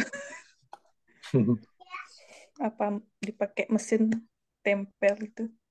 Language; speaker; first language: Japanese; non-native, learner; Indonesian